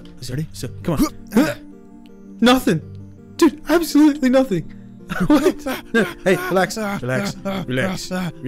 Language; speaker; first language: English; native; English